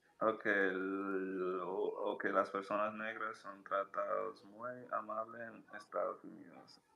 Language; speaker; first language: Spanish; non-native, learner; English